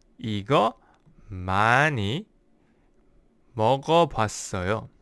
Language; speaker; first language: Korean; non-native, learner; English